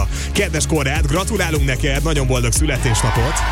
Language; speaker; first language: Hungarian; native; Hungarian